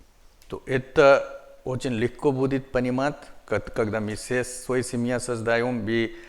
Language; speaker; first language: Russian; non-native, learner; Hindi